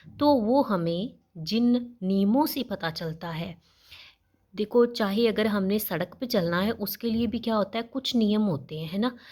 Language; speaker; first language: Hindi; non-native, local second language; Punjabi